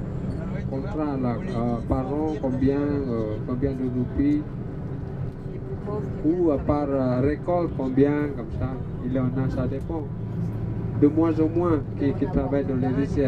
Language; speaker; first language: French; non-native, learner; Balinese